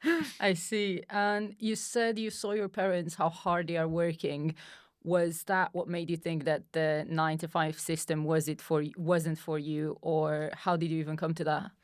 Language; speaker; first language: English; non-native, fluent; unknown